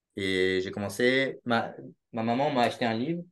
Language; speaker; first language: French; native; French